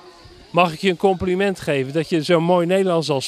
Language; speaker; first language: Dutch; native; Dutch